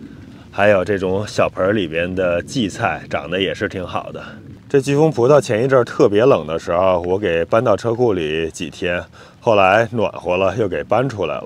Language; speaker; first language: Chinese; native; Chinese